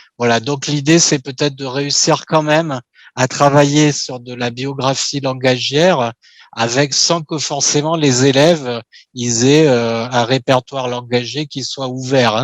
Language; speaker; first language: French; native; French